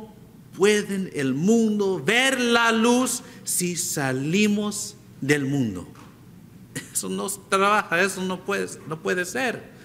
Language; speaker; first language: Spanish; non-native, fluent; English